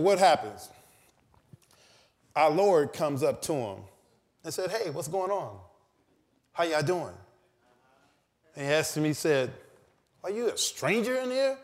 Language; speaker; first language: English; native; English